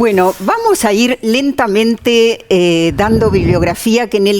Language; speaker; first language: Spanish; native; Spanish